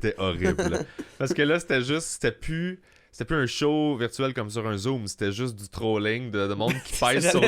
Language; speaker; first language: French; native; French